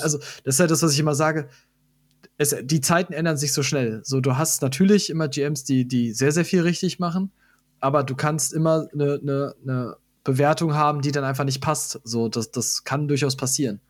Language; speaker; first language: German; native; German